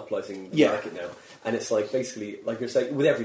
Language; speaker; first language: English; native; English